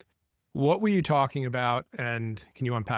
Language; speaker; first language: English; native; English